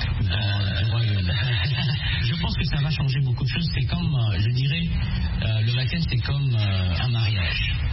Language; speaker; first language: French; non-native, local second language; Swahili